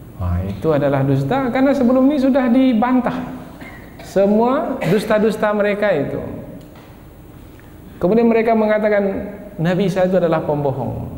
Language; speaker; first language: Malay; native; Malay